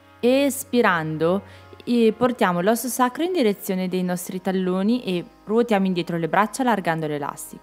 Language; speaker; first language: Italian; native; Italian